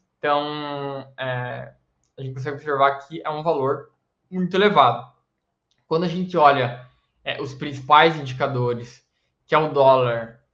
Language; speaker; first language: Portuguese; native; Portuguese